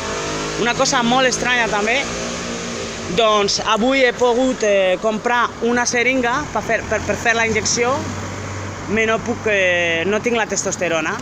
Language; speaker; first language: Catalan; non-native, fluent; French